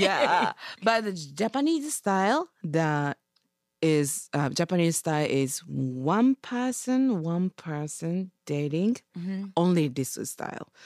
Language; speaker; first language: English; non-native, learner; Japanese